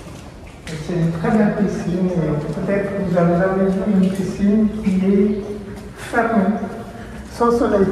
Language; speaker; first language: French; non-native, fluent; Hindi